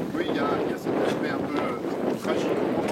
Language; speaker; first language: French; native; French